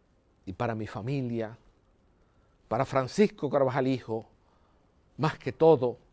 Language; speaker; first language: Spanish; native; Spanish